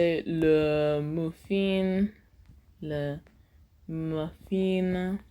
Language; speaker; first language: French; non-native, learner; English